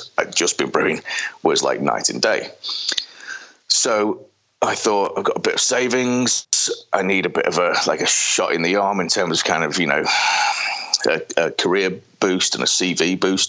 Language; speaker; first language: English; native; English